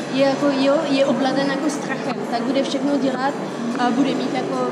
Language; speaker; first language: Czech; non-native, fluent; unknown